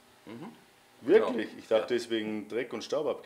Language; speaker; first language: German; non-native, local second language; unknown